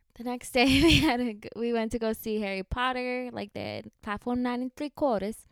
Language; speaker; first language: English; early bilingual, heritage; Spanish